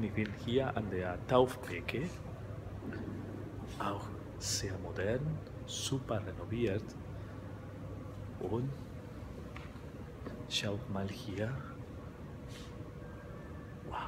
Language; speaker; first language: German; non-native, fluent; Spanish